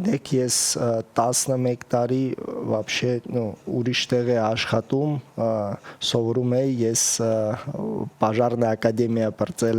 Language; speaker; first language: Armenian; early bilingual, heritage; Russian